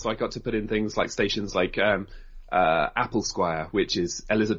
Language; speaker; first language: English; native; English